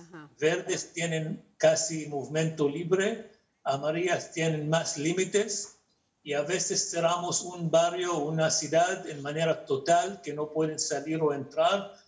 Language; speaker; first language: Spanish; non-native, fluent; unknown